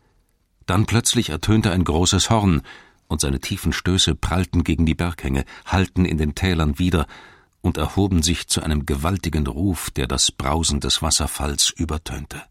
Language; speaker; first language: German; native; German